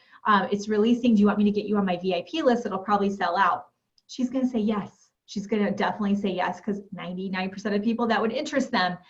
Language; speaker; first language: English; native; English